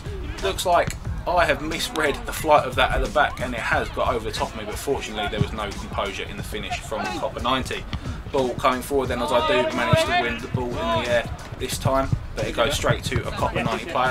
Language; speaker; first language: English; native; English